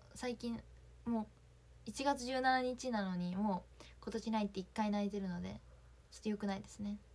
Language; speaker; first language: Japanese; native; Japanese